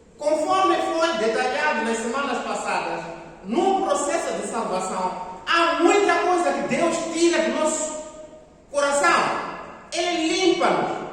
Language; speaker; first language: Portuguese; non-native, local second language; Tsonga